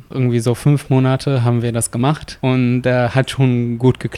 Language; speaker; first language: German; non-native, learner; Arabic